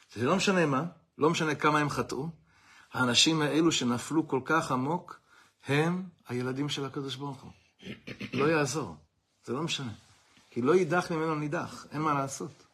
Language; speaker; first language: Hebrew; non-native, fluent; English